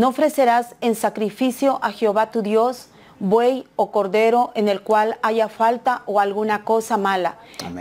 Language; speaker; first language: Spanish; native; Spanish